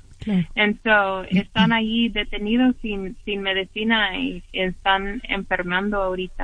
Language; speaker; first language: Spanish; early bilingual, heritage; English